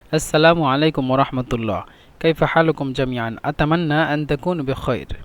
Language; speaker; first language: Egyptian Arabic; non-native, fluent; Bangla